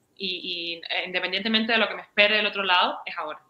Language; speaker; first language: Spanish; native; Spanish